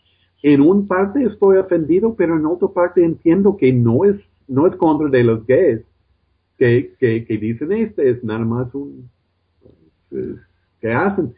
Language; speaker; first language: Spanish; non-native, fluent; English